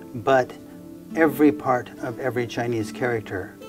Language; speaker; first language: English; native; English